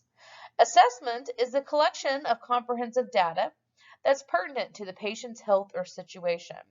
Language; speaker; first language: English; native; English